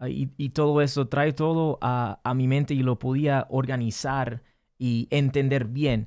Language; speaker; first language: Spanish; early bilingual, heritage; English